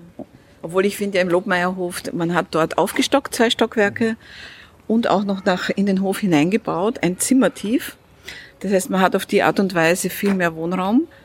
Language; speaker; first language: German; early bilingual, other home language; Russian